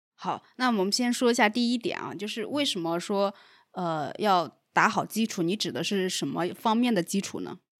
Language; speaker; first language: Chinese; native; Chinese